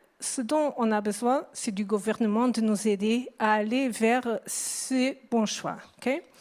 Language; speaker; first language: French; non-native, fluent; Portuguese